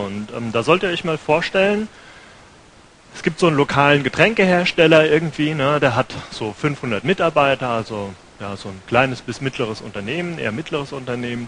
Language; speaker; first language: German; native; German